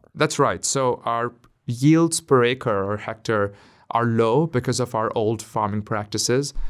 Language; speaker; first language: English; non-native, local second language; Urdu